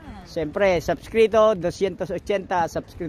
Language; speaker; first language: Spanish; non-native, learner; Filipino